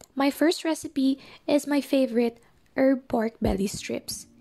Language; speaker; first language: English; non-native, local second language; Filipino